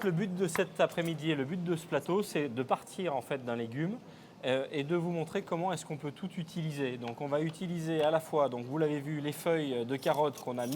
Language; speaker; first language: French; native; French